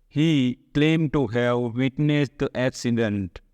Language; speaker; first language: English; non-native, local second language; Gujarati